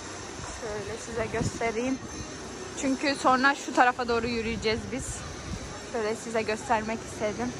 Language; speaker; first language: Turkish; early bilingual, heritage; Turkish